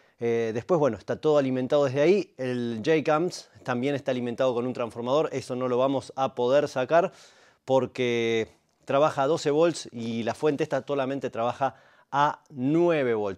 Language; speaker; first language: Spanish; native; Spanish